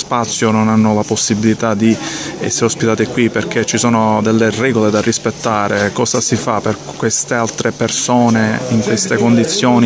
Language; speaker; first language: Italian; native; Italian